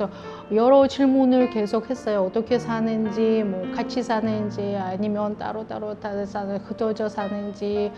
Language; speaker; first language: Korean; non-native, fluent; Russian